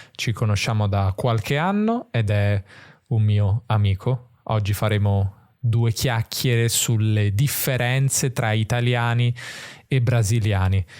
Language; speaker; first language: Italian; native; Italian